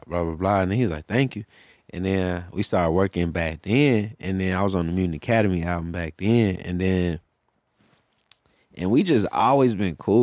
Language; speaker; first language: English; native; English